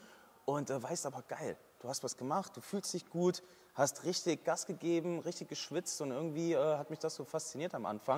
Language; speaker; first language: German; native; German